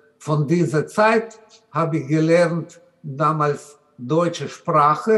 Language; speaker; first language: German; non-native, learner; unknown